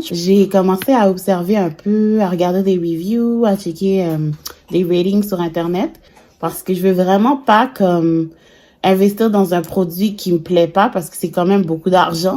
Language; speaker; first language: French; native; French